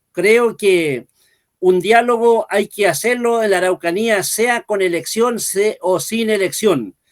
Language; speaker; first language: Spanish; non-native, local second language; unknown